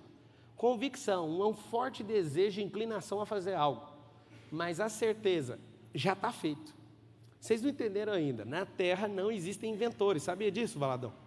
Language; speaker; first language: Portuguese; native; Portuguese